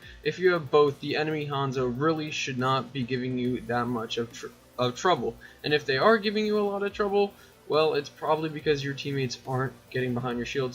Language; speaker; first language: English; native; English